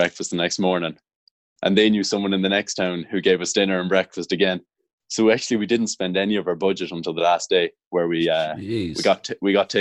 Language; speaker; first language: English; native; English